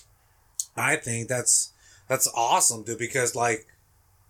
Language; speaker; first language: English; non-native, fluent; Spanish